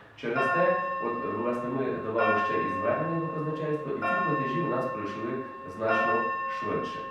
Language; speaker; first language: Ukrainian; native; Ukrainian